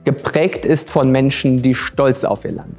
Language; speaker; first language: German; native; German